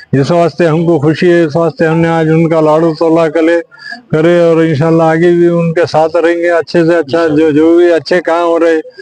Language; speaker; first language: Hindi; non-native, local second language; Urdu